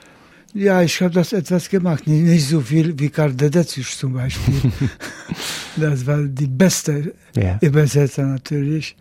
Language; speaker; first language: German; non-native, learner; Polish